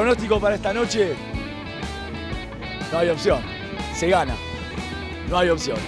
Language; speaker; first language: Spanish; native; Spanish